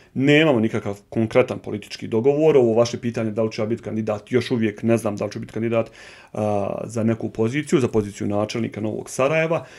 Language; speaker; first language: Bosnian; native; Bosnian